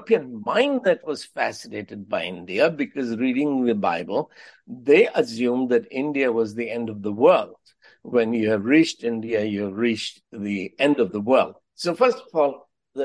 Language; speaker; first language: English; non-native, local second language; Hindi